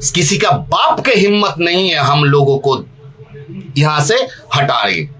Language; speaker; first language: Hindi; non-native, local second language; Bangla